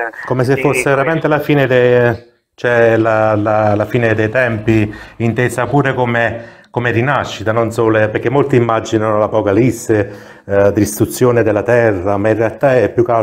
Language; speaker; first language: Italian; native; Italian